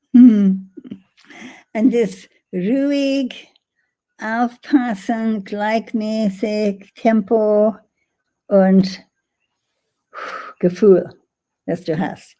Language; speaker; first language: German; non-native, fluent; English